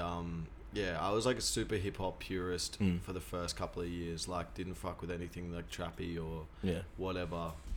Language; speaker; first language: English; native; English